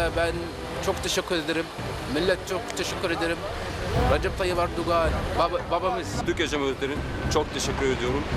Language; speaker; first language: Turkish; non-native, learner; Arabic